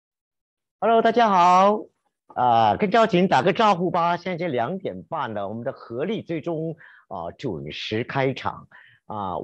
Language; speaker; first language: Chinese; native; Chinese